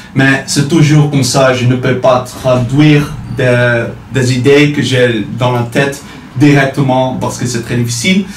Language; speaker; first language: French; non-native, learner; Dutch